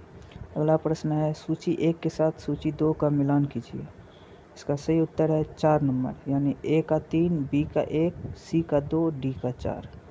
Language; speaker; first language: Hindi; native; Hindi